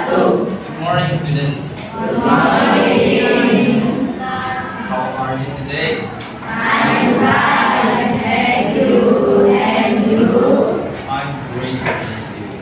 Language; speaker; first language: English; non-native, local second language; Javanese